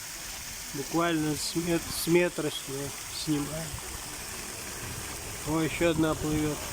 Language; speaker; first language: Russian; native; Russian